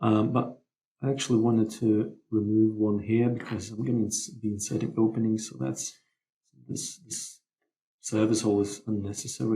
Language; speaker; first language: English; non-native, fluent; Lithuanian